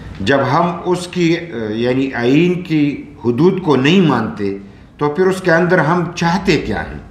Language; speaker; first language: Urdu; non-native, local second language; Pashto